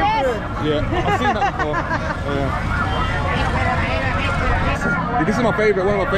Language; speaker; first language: English; native; English